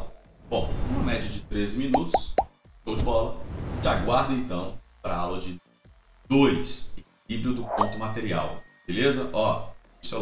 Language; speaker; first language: Portuguese; native; Portuguese